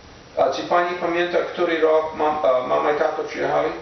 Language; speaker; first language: Polish; non-native, learner; English